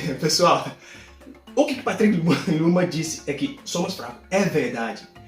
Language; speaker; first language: Portuguese; non-native, fluent; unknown